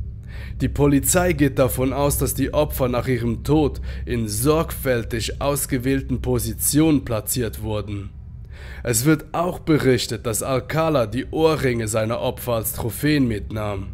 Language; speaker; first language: German; native; German